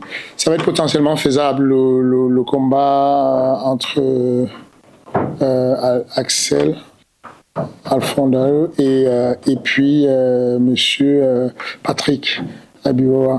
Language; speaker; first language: French; native; French